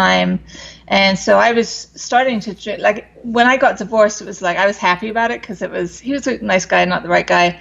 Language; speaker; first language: English; native; English